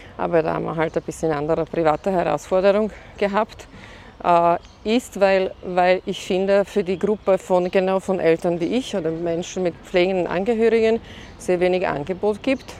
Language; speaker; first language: German; non-native, fluent; Slovak